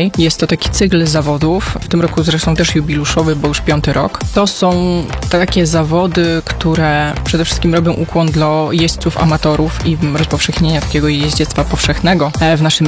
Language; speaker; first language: Polish; native; Polish